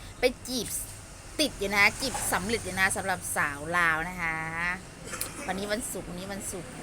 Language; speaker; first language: Thai; non-native, local second language; Lao